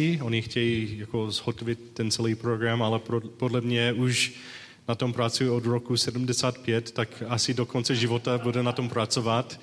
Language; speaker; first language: Czech; non-native, learner; English